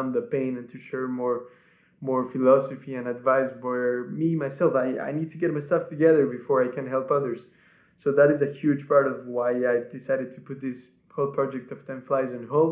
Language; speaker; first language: English; non-native, fluent; Spanish